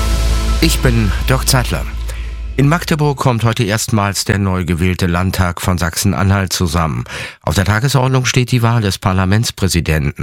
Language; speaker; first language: German; native; German